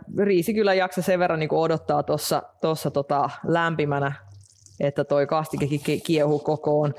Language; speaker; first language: Finnish; non-native, fluent; Russian